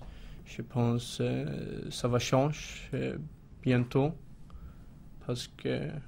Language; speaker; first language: French; non-native, learner; Swedish